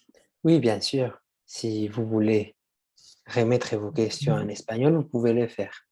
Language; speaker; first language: French; non-native, fluent; Spanish